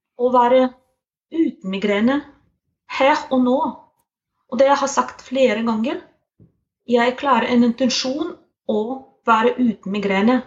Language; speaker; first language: Norwegian; non-native, fluent; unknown